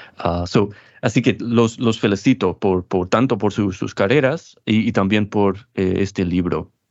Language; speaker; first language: Spanish; non-native, fluent; English